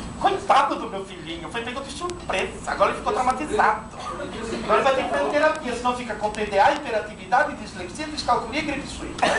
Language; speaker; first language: Portuguese; non-native, fluent; Italian